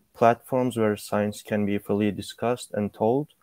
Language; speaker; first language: English; non-native, fluent; Turkish